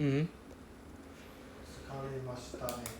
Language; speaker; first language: Japanese; non-native, learner; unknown